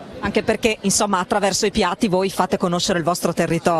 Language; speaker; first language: Italian; native; Italian